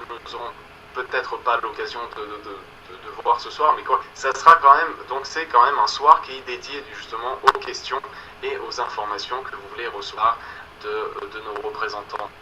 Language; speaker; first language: French; native; French